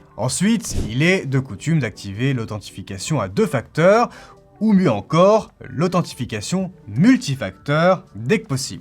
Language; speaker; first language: French; native; French